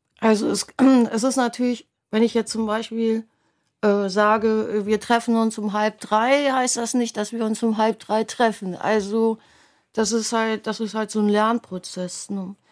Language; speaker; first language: German; native; German